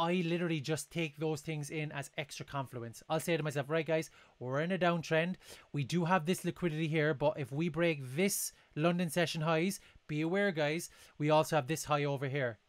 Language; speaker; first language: English; native; English